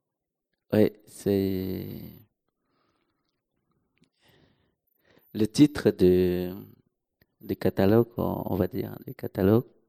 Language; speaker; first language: French; non-native, local second language; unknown